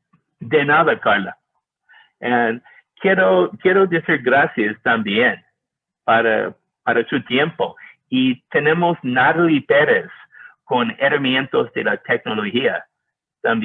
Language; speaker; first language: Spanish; non-native, learner; English